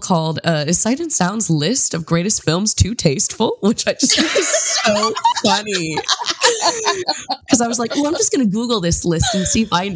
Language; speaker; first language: English; native; English